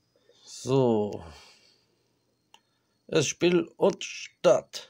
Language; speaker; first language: German; native; German